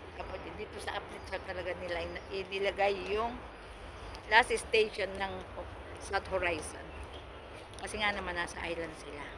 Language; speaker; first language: Filipino; native; Filipino